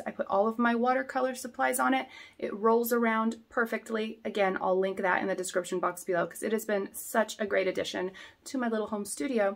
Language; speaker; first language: English; native; English